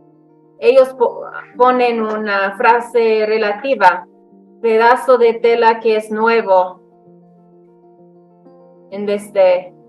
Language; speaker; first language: Spanish; non-native, fluent; English